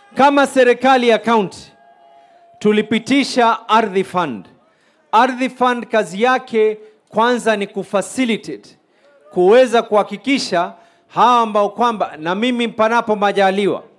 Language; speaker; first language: Swahili; native; Swahili